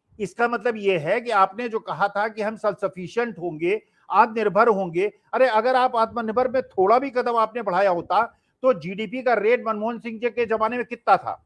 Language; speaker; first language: Hindi; native; Hindi